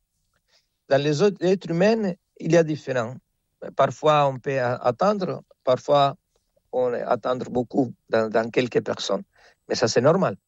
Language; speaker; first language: French; non-native, fluent; Spanish